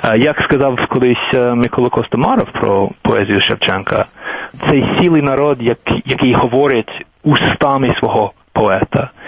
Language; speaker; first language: Ukrainian; non-native, fluent; English